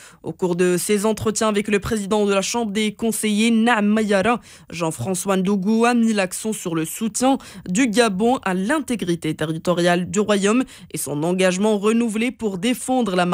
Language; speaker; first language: French; non-native, local second language; Arabic